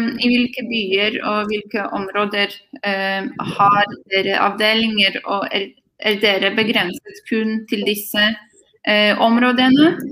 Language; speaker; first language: Norwegian; non-native, fluent; Polish